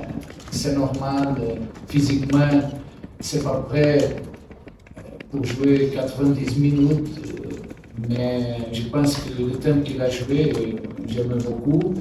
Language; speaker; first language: French; non-native, learner; Portuguese